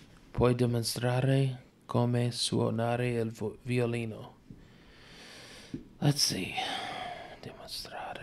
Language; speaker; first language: Italian; non-native, learner; English